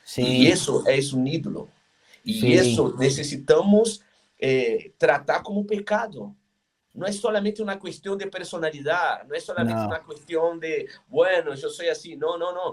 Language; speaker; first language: Spanish; non-native, fluent; Portuguese